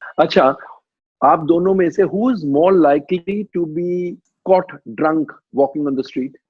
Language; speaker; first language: Hindi; native; Hindi